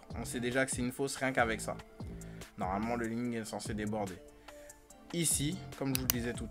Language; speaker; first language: French; native; French